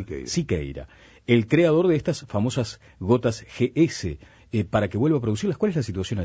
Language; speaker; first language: Spanish; native; Spanish